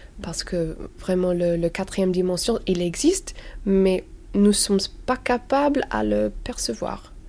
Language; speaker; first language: French; non-native, learner; English